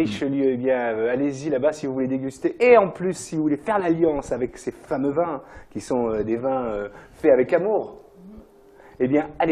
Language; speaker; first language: French; native; French